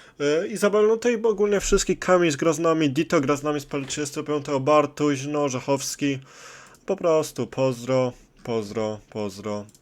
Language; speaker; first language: Polish; native; Polish